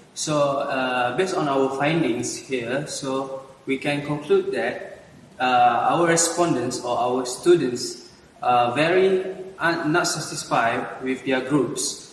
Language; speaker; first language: English; non-native, learner; Malay